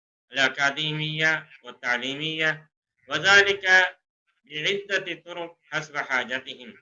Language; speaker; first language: Arabic; non-native, fluent; Urdu